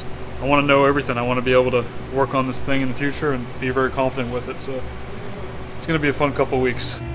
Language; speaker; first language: English; native; English